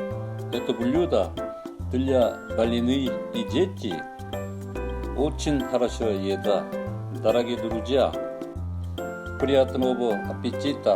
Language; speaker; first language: Russian; non-native, learner; Korean